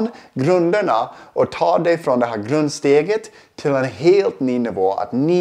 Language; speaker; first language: Swedish; non-native, fluent; English